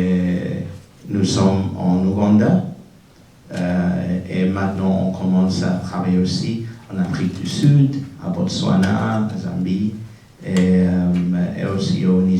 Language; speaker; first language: French; non-native, learner; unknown